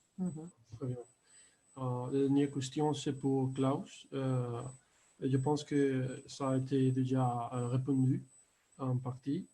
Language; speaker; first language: French; non-native, fluent; Spanish